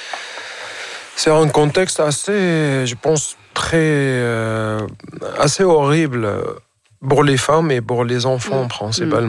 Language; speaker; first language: French; non-native, fluent; Arabic